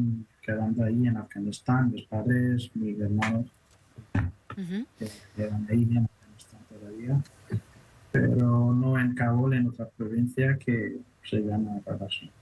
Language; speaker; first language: Spanish; non-native, fluent; Persian